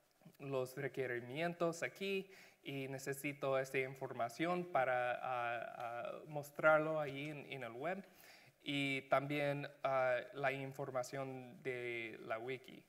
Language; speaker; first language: Spanish; non-native, learner; English